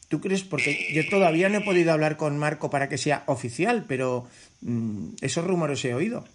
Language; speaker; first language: Spanish; native; Spanish